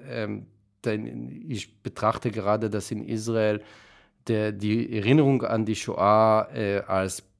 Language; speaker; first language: German; non-native, fluent; Hebrew